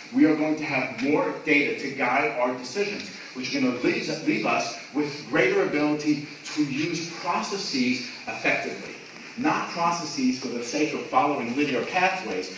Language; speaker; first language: English; native; English